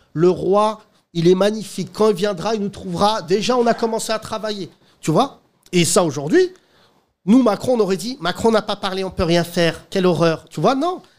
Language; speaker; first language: French; native; French